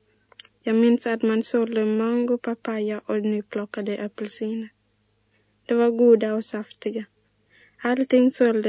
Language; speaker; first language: Swedish; early bilingual, other home language; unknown